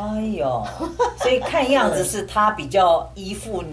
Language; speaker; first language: Chinese; native; Chinese